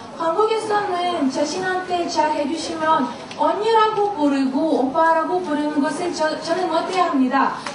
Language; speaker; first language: Korean; non-native, learner; Russian